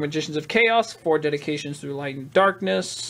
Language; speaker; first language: English; native; English